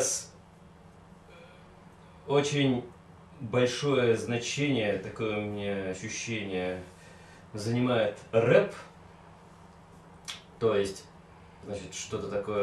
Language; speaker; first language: Russian; native; Russian